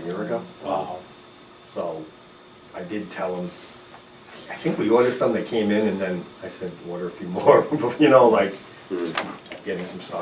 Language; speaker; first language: English; native; English